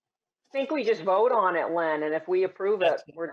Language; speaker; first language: English; native; English